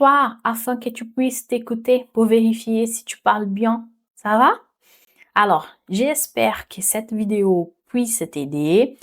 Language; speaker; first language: French; non-native, fluent; Portuguese